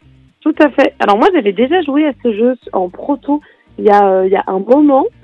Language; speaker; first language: French; native; French